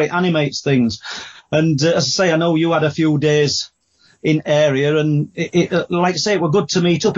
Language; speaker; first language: English; native; English